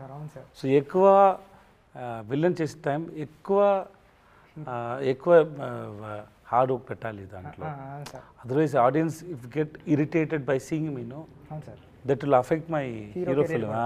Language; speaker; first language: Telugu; non-native, learner; Tamil